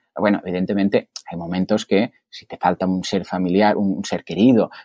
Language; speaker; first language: Spanish; native; Spanish